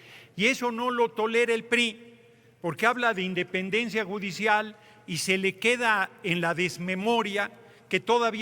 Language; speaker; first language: Spanish; native; Spanish